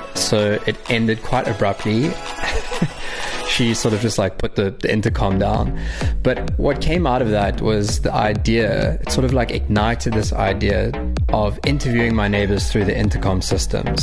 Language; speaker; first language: English; native; English